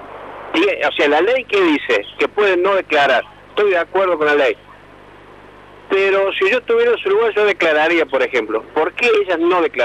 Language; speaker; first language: Spanish; native; Spanish